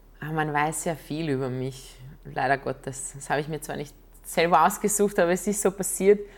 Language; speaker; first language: German; non-native, fluent; Croatian